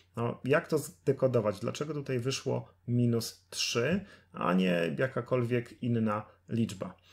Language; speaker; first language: Polish; native; Polish